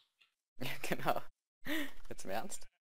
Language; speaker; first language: German; native; German